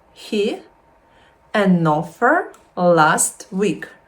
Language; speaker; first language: English; non-native, fluent; Ukrainian